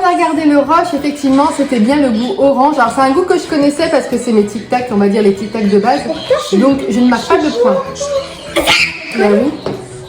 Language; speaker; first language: French; native; French